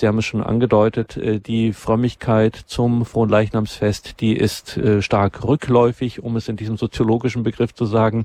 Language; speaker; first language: German; native; German